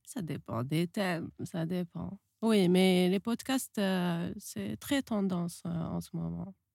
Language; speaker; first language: French; non-native, local second language; Arabic